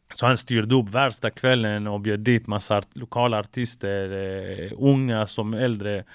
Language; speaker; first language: Swedish; early bilingual, other home language; Spanish